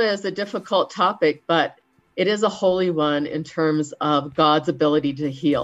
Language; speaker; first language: English; native; English